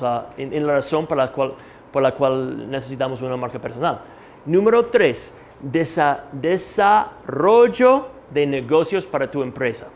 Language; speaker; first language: Spanish; non-native, fluent; English